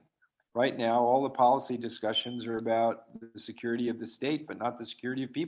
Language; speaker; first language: English; native; English